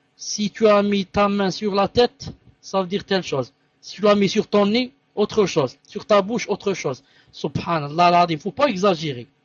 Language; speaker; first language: French; non-native, local second language; Arabic